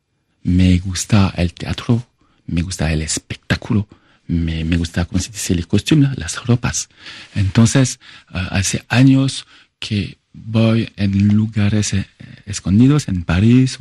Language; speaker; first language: Spanish; non-native, fluent; French